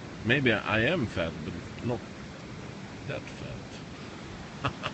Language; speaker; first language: English; non-native, learner; Swedish